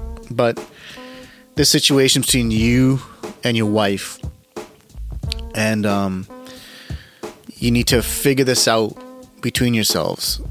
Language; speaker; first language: English; early bilingual, other home language; Punjabi